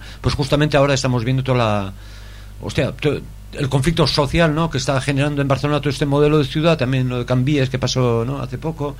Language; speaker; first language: Spanish; native; Spanish